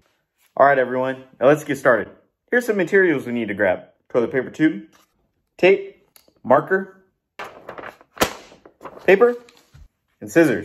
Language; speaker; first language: English; native; English